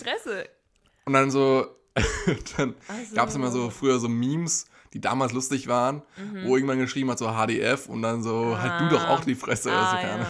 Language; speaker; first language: German; native; German